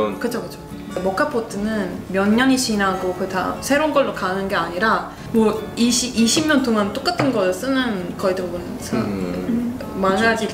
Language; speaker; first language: Korean; non-native, fluent; Italian